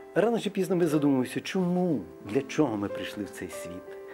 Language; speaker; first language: Ukrainian; non-native, local second language; Russian